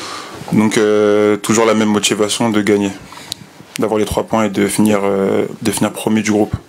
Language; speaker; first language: French; native; French